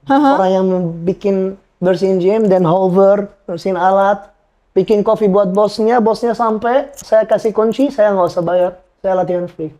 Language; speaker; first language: Indonesian; non-native, fluent; Arabic